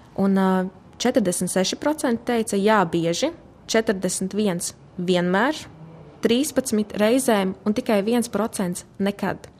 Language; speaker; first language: Latvian; native; Latvian